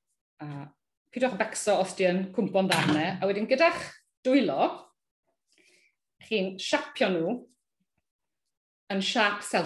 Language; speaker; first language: Welsh; native; Welsh